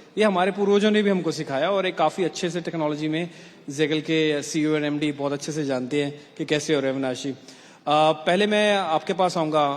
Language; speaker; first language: Hindi; native; Hindi